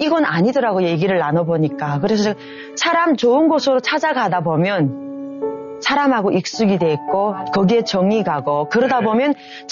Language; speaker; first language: Korean; native; Korean